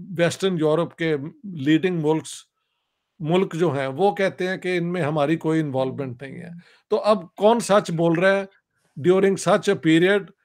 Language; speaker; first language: Urdu; non-native, local second language; Punjabi